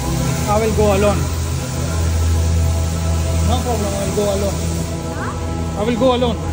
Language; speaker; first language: English; non-native, local second language; Hindi